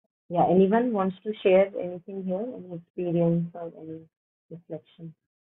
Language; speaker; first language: English; non-native, local second language; Hindi